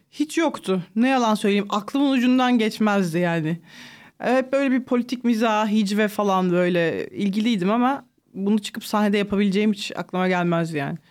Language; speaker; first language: Turkish; native; Turkish